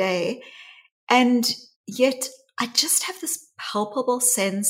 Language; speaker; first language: English; native; English